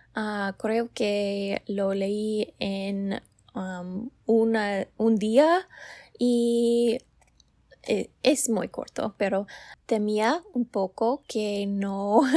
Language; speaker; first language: Spanish; non-native, learner; English